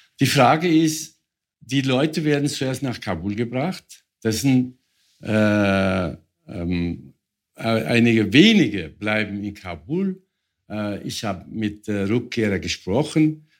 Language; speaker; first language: German; non-native, fluent; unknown